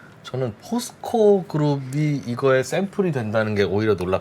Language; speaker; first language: Korean; native; Korean